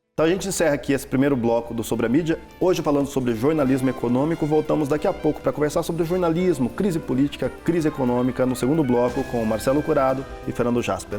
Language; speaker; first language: Portuguese; native; Portuguese